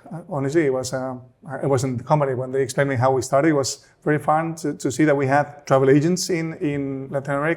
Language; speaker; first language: English; non-native, fluent; Spanish